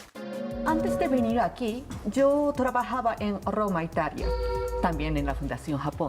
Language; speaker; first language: Spanish; non-native, learner; Japanese